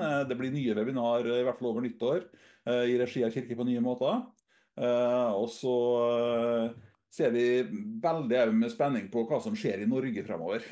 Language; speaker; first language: Norwegian; native; Norwegian